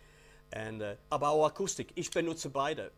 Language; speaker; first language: German; non-native, learner; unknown